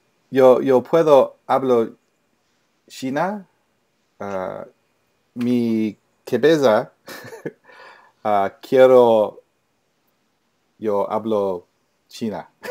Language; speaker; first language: Spanish; non-native, learner; English